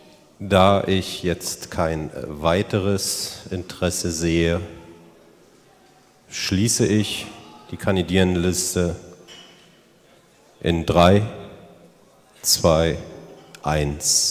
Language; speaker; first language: German; native; German